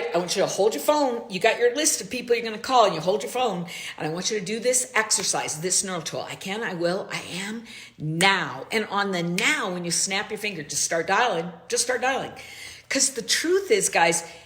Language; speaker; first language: English; native; English